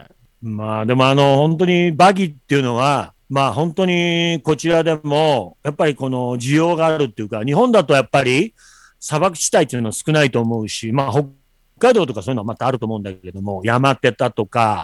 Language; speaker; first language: Japanese; native; Japanese